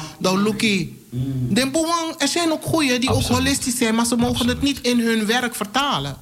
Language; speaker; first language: Dutch; native; Dutch